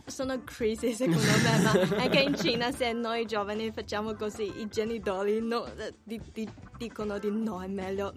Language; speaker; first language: Italian; non-native, learner; Chinese